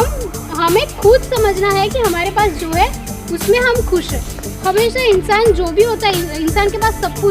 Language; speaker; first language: Hindi; non-native, local second language; Gujarati